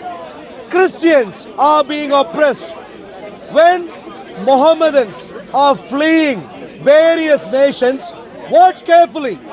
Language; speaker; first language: English; non-native, fluent; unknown